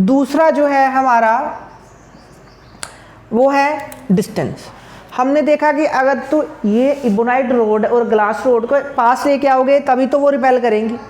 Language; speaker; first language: Hindi; non-native, local second language; Punjabi